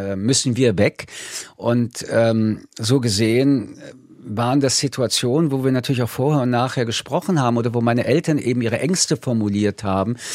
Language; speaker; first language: German; early bilingual, other home language; French